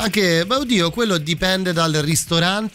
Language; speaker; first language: Italian; native; Italian